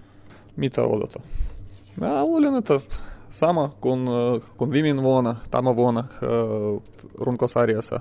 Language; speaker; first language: Finnish; non-native, learner; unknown